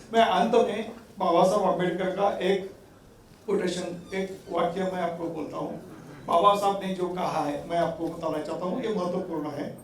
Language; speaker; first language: Hindi; non-native, local second language; Marathi